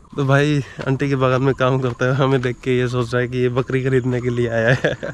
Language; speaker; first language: Hindi; native; Hindi